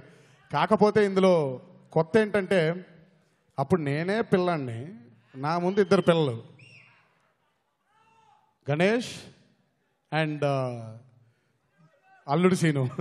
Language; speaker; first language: Telugu; native; Telugu